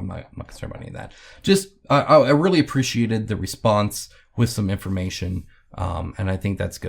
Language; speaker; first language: English; native; English